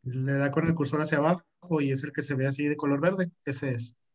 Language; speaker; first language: Spanish; native; Spanish